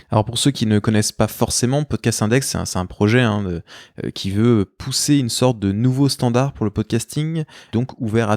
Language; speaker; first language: French; native; French